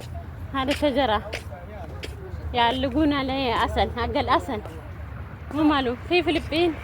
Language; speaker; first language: Arabic; non-native, learner; Amharic